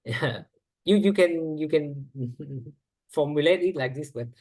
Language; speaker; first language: English; non-native, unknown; Vietnamese